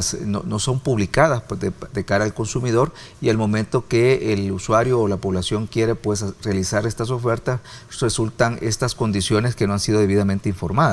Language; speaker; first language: Spanish; native; Spanish